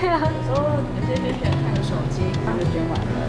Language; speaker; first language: Chinese; native; Chinese